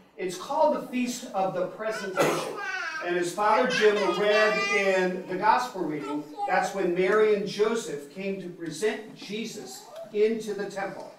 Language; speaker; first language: English; native; English